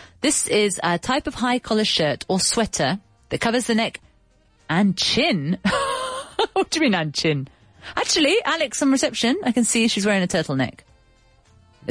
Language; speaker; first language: English; native; English